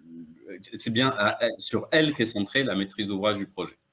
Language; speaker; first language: French; native; French